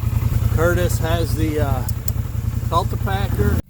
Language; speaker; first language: English; native; English